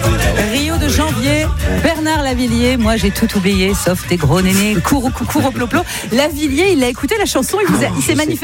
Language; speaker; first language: French; native; French